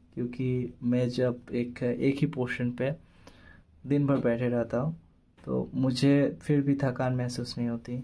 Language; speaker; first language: Hindi; non-native, local second language; Bangla